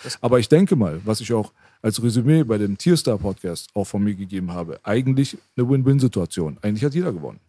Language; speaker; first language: German; early bilingual, other home language; Persian